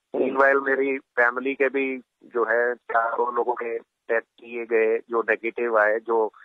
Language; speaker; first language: Hindi; native; Hindi